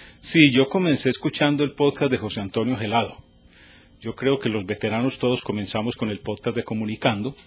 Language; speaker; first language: Spanish; native; Spanish